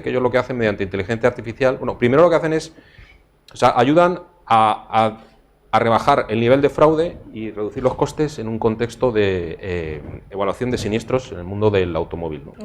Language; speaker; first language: Spanish; native; Spanish